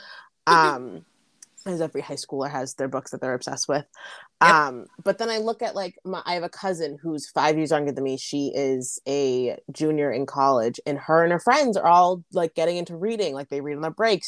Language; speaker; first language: English; native; English